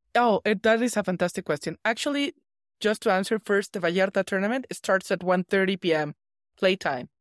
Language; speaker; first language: English; non-native, fluent; Spanish